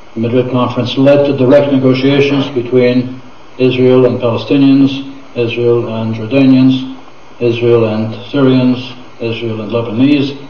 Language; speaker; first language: English; non-native, fluent; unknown